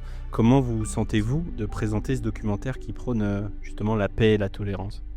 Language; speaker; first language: French; native; French